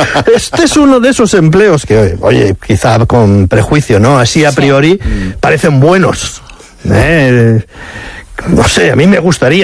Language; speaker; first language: Spanish; native; Spanish